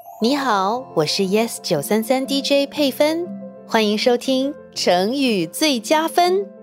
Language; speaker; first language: Chinese; native; Chinese